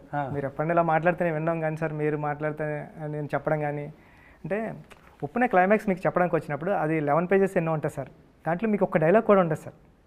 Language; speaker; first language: Telugu; native; Telugu